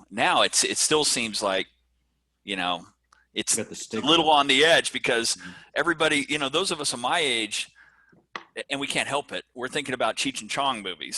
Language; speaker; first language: English; native; English